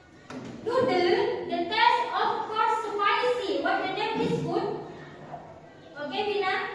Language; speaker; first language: English; non-native, learner; Indonesian